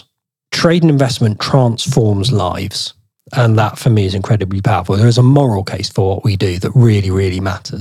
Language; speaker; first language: English; native; English